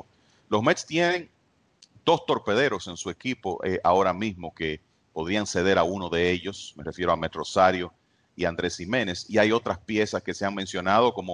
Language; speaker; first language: Spanish; native; Spanish